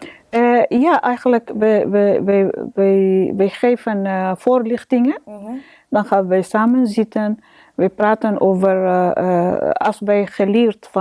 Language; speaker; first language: Dutch; non-native, learner; Arabic